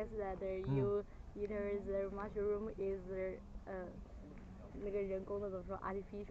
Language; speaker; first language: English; non-native, learner; Chinese